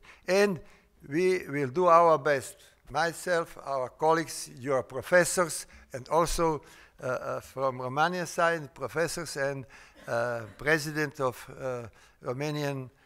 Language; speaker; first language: English; non-native, fluent; Serbian